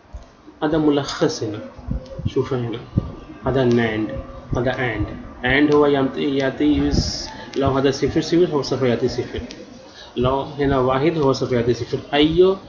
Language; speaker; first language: Arabic; non-native, learner; Urdu